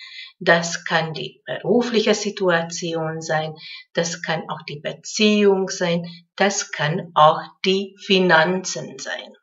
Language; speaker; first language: German; non-native, fluent; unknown